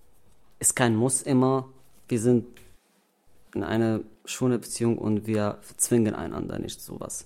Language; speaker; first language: German; non-native, learner; Arabic